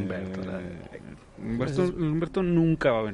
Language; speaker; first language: Spanish; native; Spanish